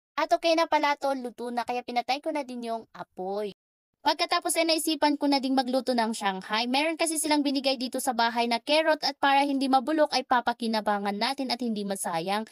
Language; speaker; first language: Filipino; native; Filipino